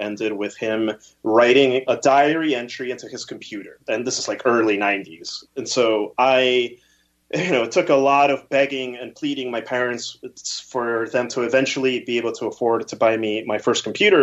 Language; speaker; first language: English; early bilingual, other home language; Spanish